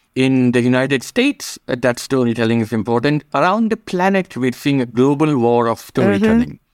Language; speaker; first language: English; non-native, local second language; Gujarati